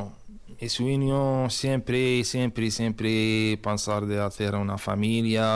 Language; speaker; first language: Spanish; non-native, learner; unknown